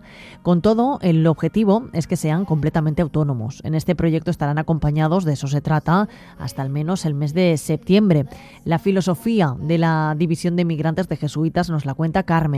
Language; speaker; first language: Spanish; native; Spanish